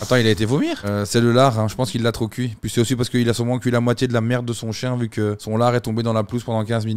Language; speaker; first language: French; native; French